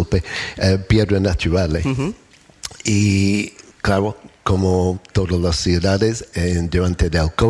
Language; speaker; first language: Spanish; non-native, learner; English